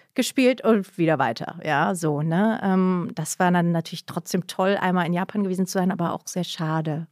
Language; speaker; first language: German; native; German